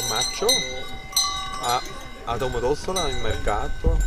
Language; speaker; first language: Italian; non-native, learner; German